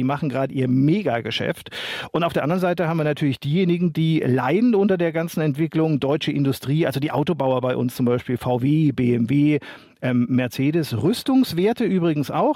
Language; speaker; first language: German; native; German